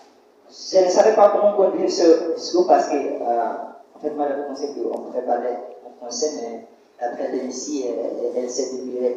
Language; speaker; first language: French; non-native, fluent; Portuguese